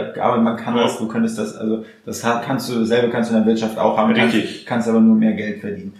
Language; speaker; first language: German; native; German